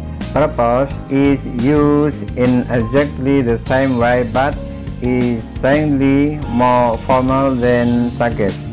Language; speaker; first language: English; non-native, fluent; Indonesian